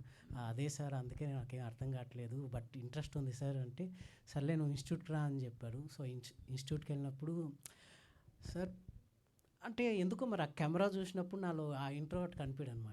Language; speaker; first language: Telugu; native; Telugu